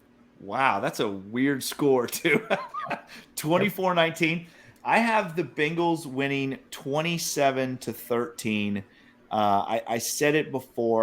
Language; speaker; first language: English; native; English